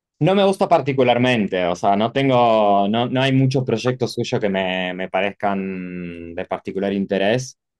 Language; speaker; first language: Spanish; non-native, fluent; Italian